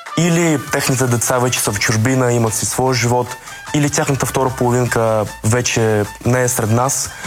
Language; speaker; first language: Bulgarian; early bilingual, other home language; Russian